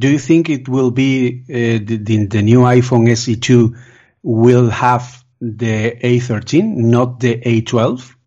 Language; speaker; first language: English; non-native, fluent; Spanish